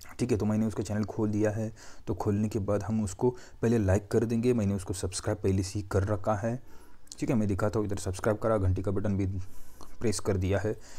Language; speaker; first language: Hindi; non-native, local second language; Marathi